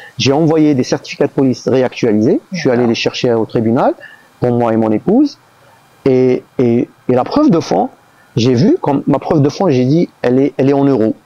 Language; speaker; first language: French; non-native, local second language; Arabic